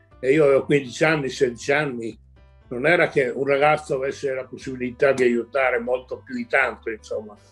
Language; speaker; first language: Italian; native; Italian